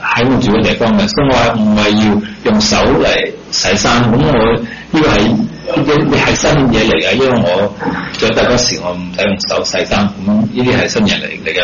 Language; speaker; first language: Chinese; early bilingual, heritage; Cantonese